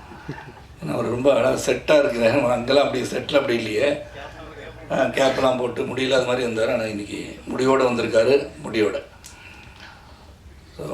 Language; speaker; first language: Tamil; native; Tamil